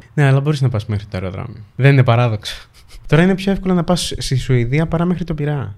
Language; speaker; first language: Greek; early bilingual, other home language; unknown